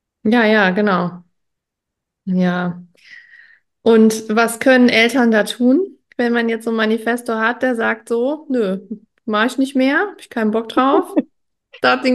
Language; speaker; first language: German; native; German